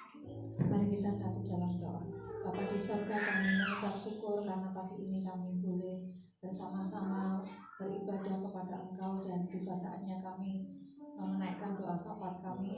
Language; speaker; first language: Indonesian; non-native, local second language; Javanese